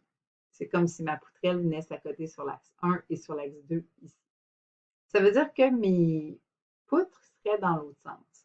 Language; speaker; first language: French; native; French